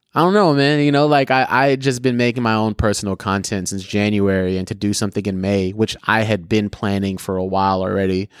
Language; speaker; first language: English; early bilingual, other home language; Filipino